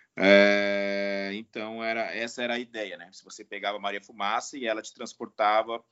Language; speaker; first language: Portuguese; native; Portuguese